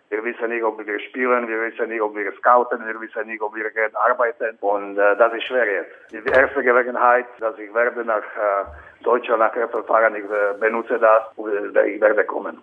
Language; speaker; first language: German; non-native, fluent; Slovak